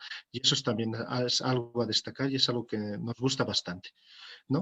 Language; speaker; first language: Spanish; native; Spanish